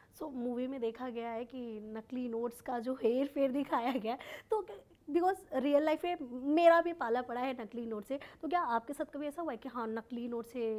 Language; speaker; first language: Hindi; native; Hindi